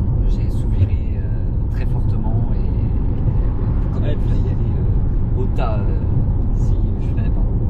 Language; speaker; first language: French; native; French